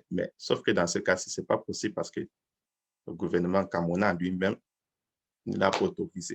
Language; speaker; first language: French; native; French